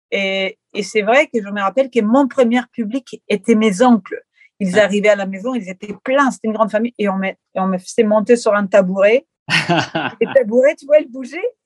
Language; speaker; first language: French; non-native, fluent; Spanish